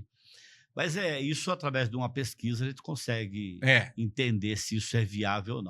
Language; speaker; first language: Portuguese; native; Portuguese